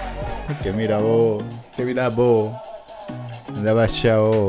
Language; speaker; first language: Spanish; native; Spanish